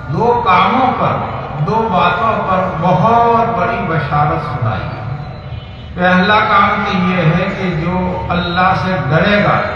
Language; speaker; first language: Urdu; native; Urdu